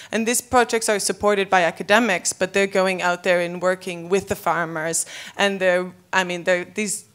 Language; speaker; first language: English; native; English